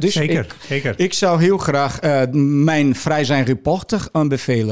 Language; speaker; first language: Dutch; non-native, fluent; Portuguese